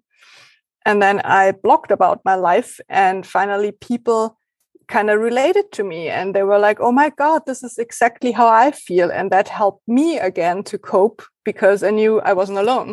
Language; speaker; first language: English; non-native, fluent; German